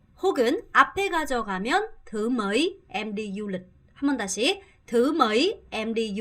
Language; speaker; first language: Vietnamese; non-native, fluent; Korean